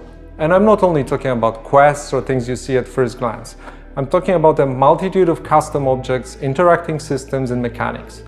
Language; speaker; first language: English; non-native, fluent; Polish